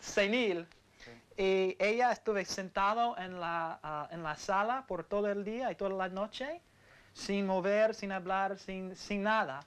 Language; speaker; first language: Spanish; non-native, learner; English